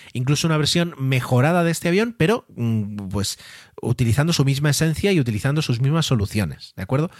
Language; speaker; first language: Spanish; native; Spanish